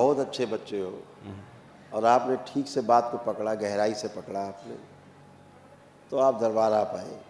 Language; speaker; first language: Hindi; native; Hindi